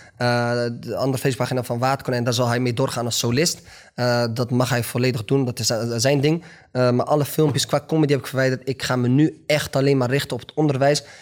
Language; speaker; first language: Dutch; early bilingual, other home language; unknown